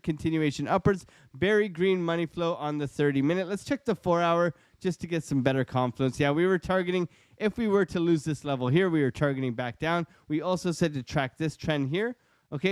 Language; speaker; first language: English; native; English